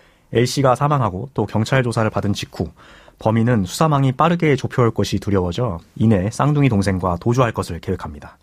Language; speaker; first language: Korean; native; Korean